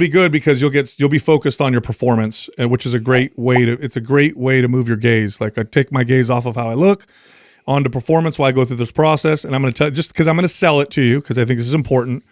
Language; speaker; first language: English; native; English